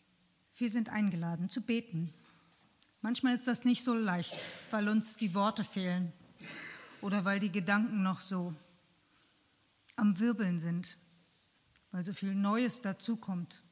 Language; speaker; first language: German; native; German